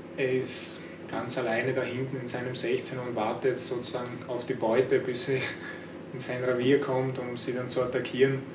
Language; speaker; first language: German; early bilingual, other home language; Croatian